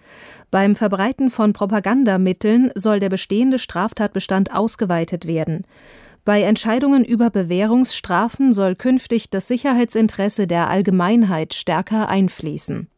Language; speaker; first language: German; native; German